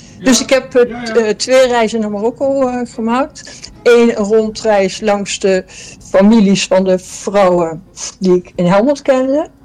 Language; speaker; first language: Dutch; native; Dutch